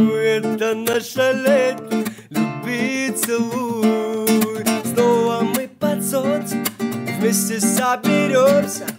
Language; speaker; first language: Russian; non-native, learner; Tajik